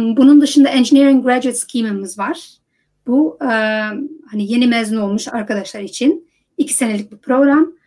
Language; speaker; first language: Turkish; early bilingual, heritage; Turkish